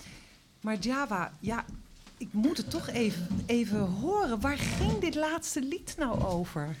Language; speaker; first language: Dutch; native; Dutch